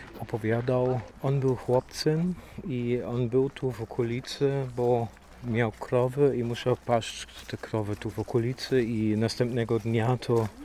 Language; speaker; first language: Polish; non-native, fluent; German